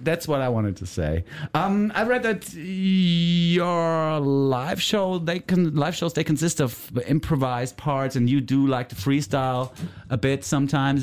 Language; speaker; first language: English; non-native, fluent; German